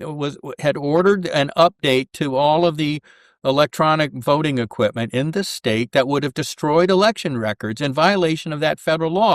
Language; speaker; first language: English; native; English